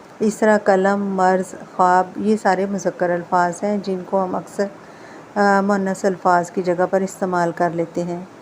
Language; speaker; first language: Urdu; native; Urdu